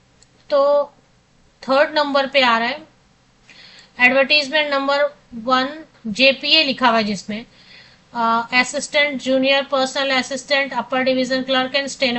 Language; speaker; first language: Hindi; native; Hindi